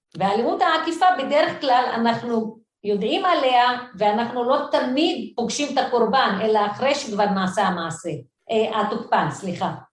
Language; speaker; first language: Hebrew; non-native, local second language; Arabic